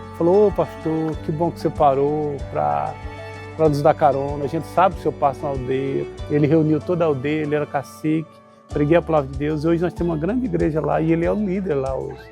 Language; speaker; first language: Portuguese; native; Portuguese